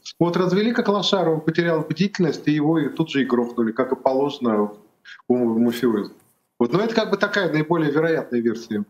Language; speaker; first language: Russian; native; Russian